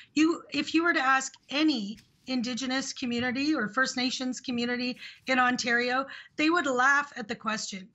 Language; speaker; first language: English; early bilingual, other home language; Hindi